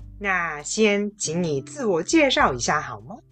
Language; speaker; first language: Chinese; non-native, fluent; Japanese